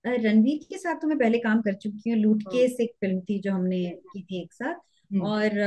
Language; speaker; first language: Hindi; native; Hindi